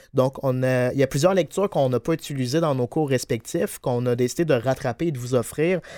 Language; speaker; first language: French; native; French